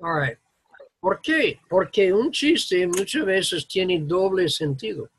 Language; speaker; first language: Spanish; non-native, fluent; English